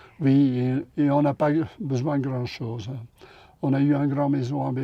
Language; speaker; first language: French; non-native, local second language; Dutch